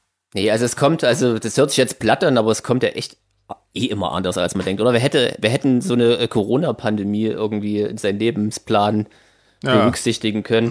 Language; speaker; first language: German; native; German